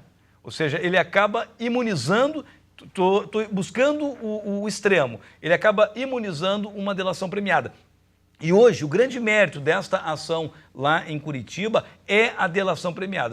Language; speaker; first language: Portuguese; native; Portuguese